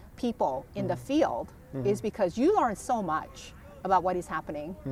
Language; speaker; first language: English; early bilingual, other home language; Korean